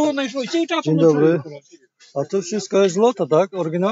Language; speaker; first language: Polish; non-native, learner; Tajik